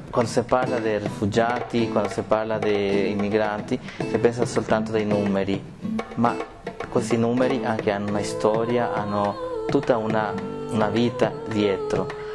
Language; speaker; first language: Italian; non-native, fluent; Spanish